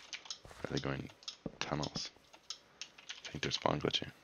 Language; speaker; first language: English; native; English